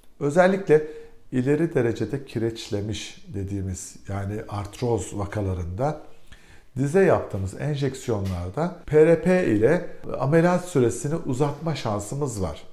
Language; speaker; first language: Turkish; native; Turkish